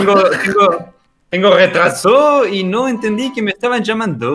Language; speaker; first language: Spanish; native; Spanish